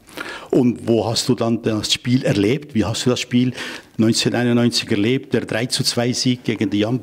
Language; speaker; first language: German; native; German